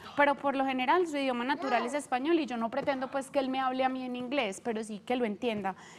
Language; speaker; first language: Spanish; native; Spanish